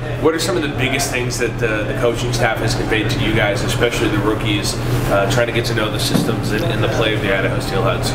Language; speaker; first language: English; native; English